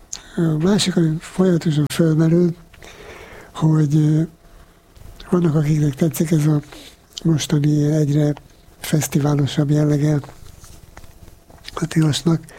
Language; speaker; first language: Hungarian; native; Hungarian